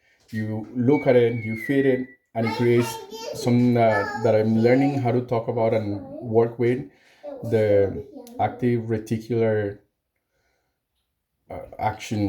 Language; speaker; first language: English; non-native, fluent; Spanish